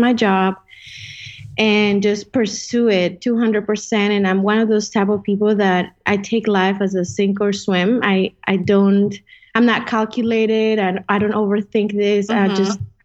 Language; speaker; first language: English; non-native, fluent; Spanish